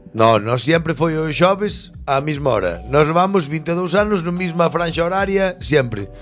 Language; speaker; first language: Galician; native; Galician